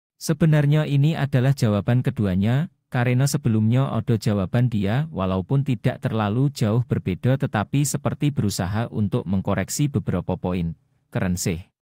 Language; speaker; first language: Indonesian; non-native, local second language; Javanese